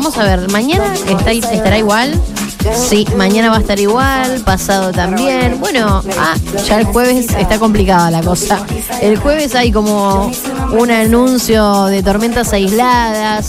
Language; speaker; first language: Spanish; native; Spanish